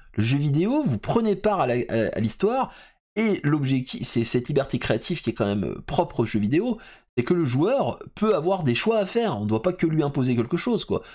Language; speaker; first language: French; native; French